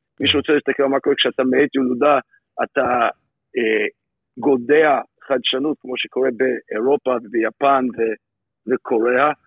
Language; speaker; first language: Hebrew; non-native, fluent; English